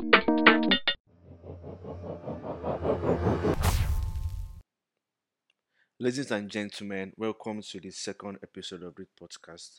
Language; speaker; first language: English; non-native, local second language; Yoruba